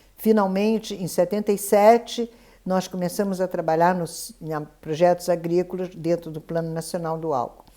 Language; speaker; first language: Portuguese; native; Portuguese